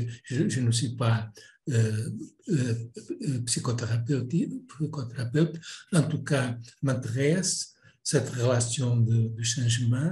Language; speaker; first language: French; non-native, fluent; Portuguese